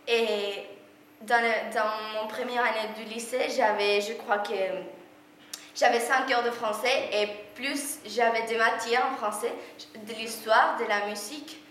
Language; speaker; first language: French; non-native, learner; Spanish